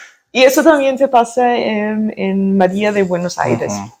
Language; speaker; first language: Spanish; early bilingual, heritage; German